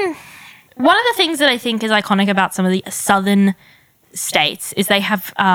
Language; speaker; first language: English; native; English